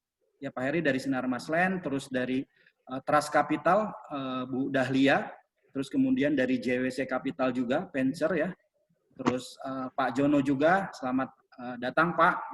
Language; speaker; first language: Indonesian; native; Indonesian